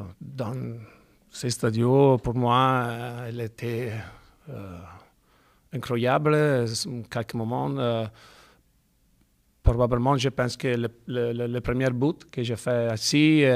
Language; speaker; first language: French; non-native, fluent; Italian